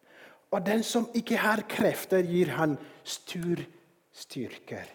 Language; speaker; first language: Norwegian; non-native, fluent; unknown